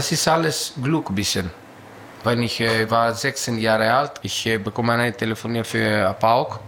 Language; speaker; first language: German; non-native, fluent; Greek